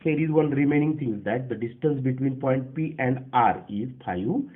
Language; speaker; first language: English; non-native, local second language; Marathi